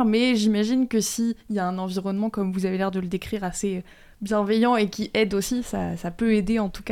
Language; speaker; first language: French; native; French